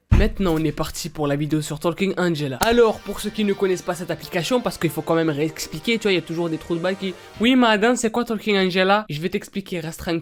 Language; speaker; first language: French; native; French